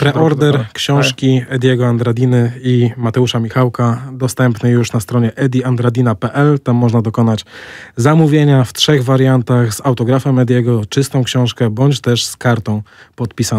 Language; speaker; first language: Polish; native; Polish